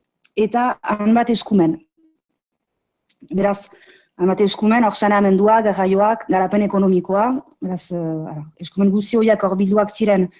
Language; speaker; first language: Basque; native; Basque